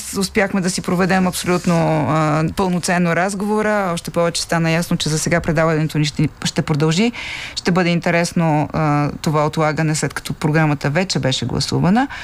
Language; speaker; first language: Bulgarian; native; Bulgarian